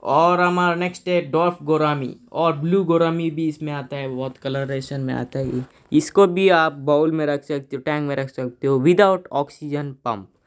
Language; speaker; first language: Hindi; native; Hindi